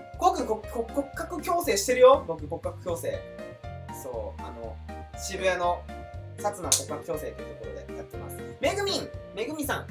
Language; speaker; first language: Japanese; native; Japanese